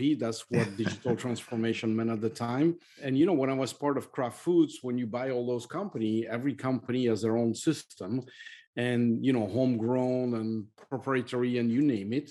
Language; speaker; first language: English; non-native, fluent; French